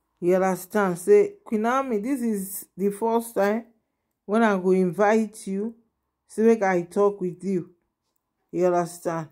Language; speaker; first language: Nigerian Pidgin; non-native, local second language; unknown